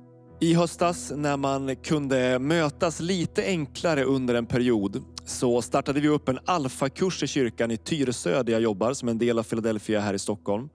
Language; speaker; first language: Swedish; native; Swedish